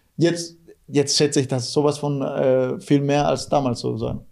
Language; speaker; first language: German; non-native, fluent; Guarani